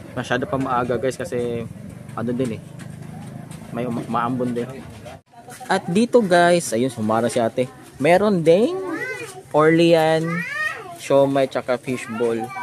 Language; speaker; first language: Filipino; non-native, local second language; Cebuano